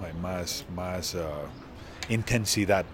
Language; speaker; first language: Spanish; non-native, learner; Portuguese